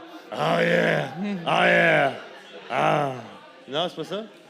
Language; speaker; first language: French; native; French